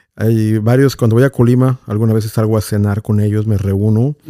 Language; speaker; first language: Spanish; native; Spanish